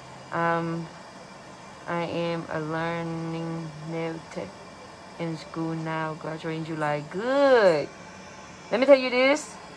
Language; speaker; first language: English; non-native, fluent; Vietnamese